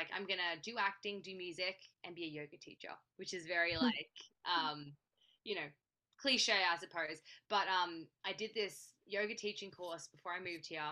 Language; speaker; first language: English; native; English